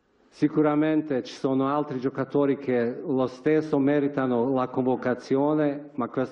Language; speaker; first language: Italian; non-native, fluent; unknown